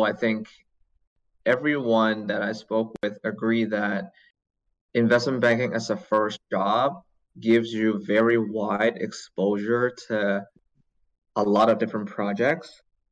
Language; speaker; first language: English; non-native, local second language; Cantonese